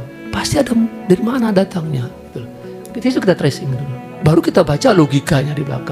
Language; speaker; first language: Indonesian; native; Indonesian